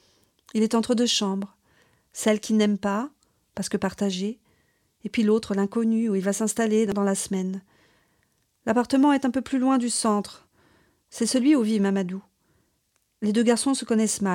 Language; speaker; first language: French; native; French